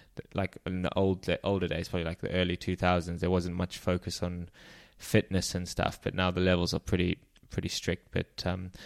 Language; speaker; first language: English; native; English